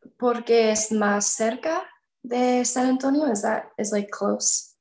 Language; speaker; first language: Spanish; non-native, learner; English